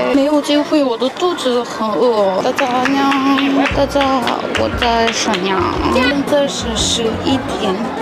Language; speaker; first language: Chinese; non-native, learner; Korean